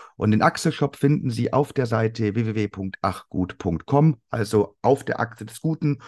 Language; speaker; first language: German; native; German